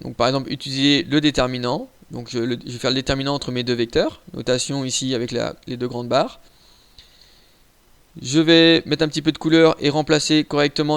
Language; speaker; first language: French; native; French